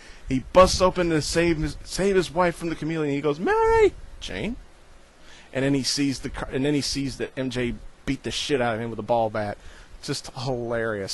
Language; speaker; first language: English; native; English